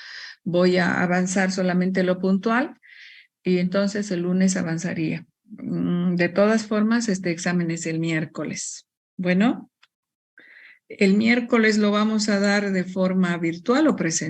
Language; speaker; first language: Spanish; native; Spanish